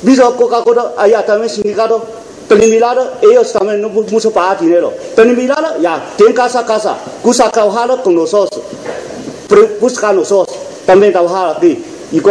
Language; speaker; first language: Spanish; non-native, learner; Chinese